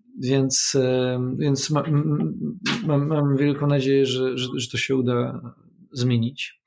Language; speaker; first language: Polish; native; Polish